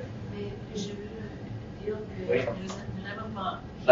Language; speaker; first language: French; non-native, learner; English